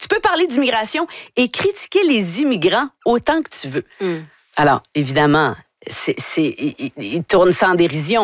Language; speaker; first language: French; native; French